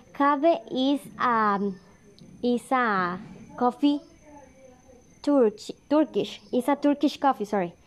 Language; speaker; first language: English; non-native, learner; Spanish